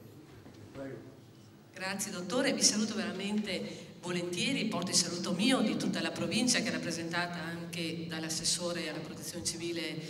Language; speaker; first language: Italian; native; Italian